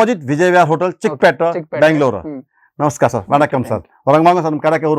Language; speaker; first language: Tamil; non-native, local second language; Kannada